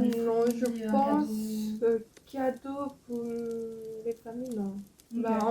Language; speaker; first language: French; non-native, fluent; Korean